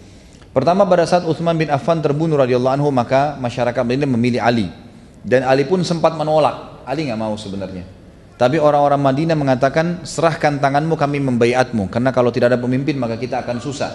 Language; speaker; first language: Indonesian; native; Indonesian